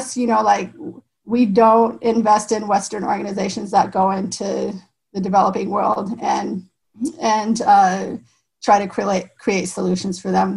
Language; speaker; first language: English; native; English